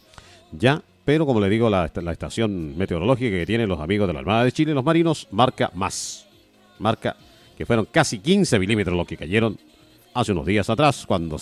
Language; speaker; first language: Spanish; native; Spanish